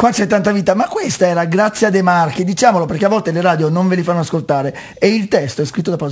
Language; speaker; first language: Italian; native; Italian